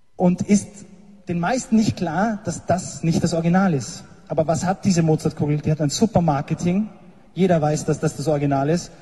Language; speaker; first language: German; native; German